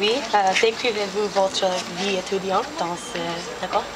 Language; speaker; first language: French; non-native, learner; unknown